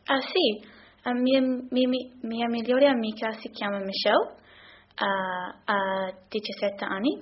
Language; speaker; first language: Italian; non-native, learner; English